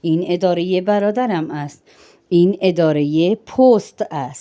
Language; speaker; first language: Persian; non-native, fluent; Urdu